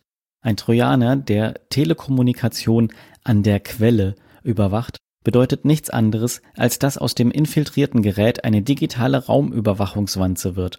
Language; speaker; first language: German; native; German